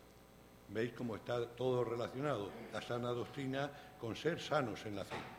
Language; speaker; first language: Spanish; native; Spanish